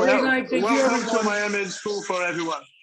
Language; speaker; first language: English; non-native, fluent; Portuguese